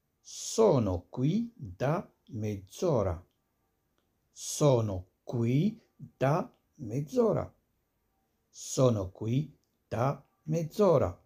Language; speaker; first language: Italian; non-native, fluent; Arabic